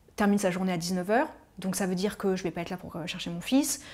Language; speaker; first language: French; native; French